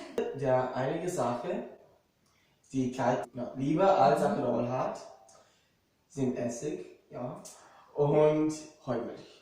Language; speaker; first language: German; non-native, fluent; Portuguese